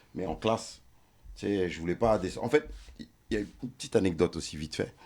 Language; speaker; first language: French; early bilingual, other home language; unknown